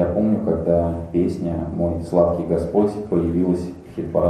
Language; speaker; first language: Russian; native; Russian